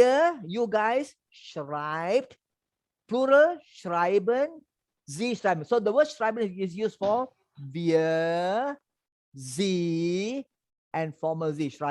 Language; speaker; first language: German; non-native, learner; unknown